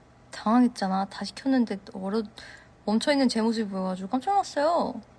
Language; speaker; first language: Korean; early bilingual, heritage; Korean